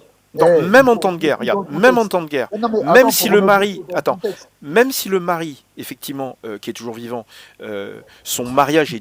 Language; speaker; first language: French; native; French